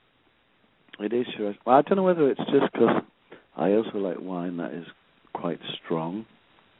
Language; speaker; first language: English; native; English